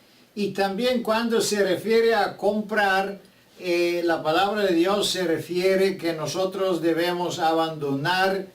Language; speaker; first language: Spanish; non-native, fluent; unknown